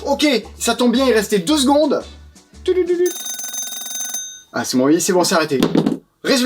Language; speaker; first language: French; native; French